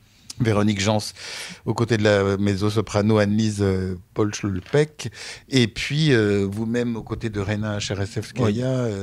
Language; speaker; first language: French; native; French